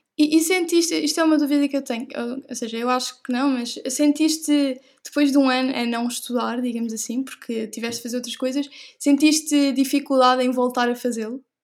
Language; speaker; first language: Portuguese; native; Portuguese